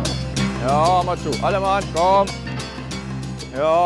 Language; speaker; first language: German; native; German